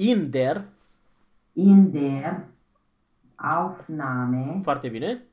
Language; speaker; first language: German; non-native, fluent; Romanian